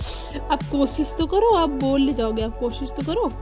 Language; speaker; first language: Hindi; native; Hindi